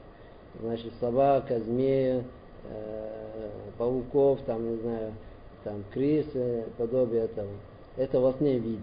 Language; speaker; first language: Russian; non-native, learner; Arabic